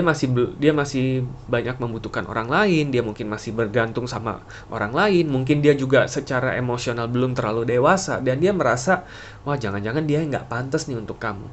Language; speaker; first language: Indonesian; native; Indonesian